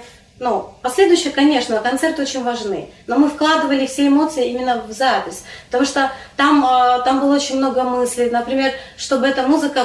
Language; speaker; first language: Russian; non-native, local second language; Crimean Tatar